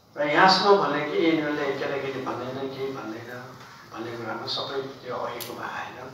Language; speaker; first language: Nepali; non-native, local second language; Newari